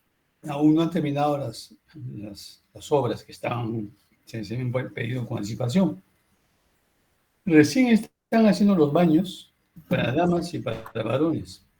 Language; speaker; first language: Spanish; native; Spanish